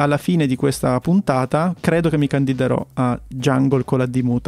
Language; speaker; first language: Italian; native; Italian